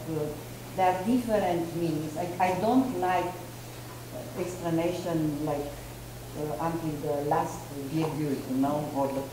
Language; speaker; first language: English; non-native, fluent; Romanian